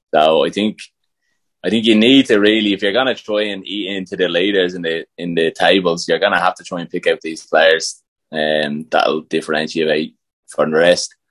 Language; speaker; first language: English; native; English